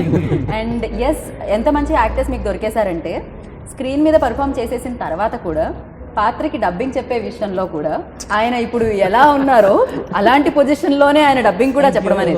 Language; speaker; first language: Telugu; native; Telugu